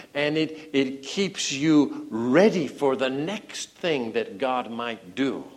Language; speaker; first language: English; native; English